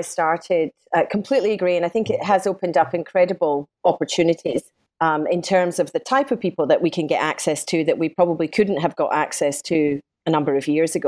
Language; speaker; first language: English; native; English